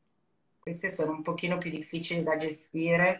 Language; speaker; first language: Italian; native; Italian